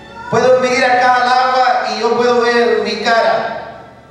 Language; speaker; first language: Spanish; early bilingual, heritage; Spanish